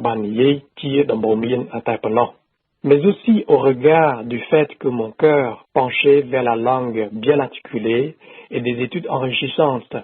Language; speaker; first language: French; non-native, fluent; Khmer